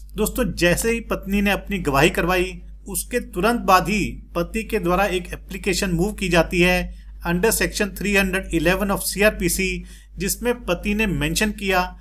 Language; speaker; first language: Hindi; native; Hindi